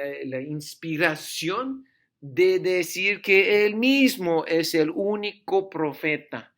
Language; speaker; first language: Spanish; non-native, fluent; English